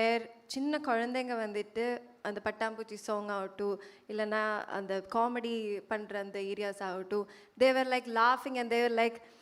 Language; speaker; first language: Tamil; non-native, fluent; Malayalam